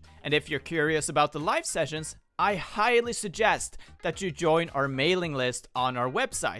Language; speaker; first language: English; non-native, fluent; Swedish